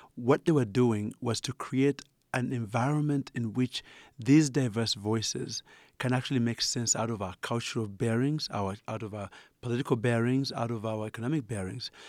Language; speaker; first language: English; non-native, local second language; Ganda